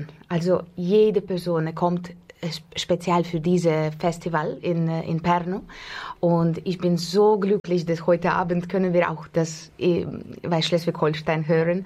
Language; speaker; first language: German; non-native, learner; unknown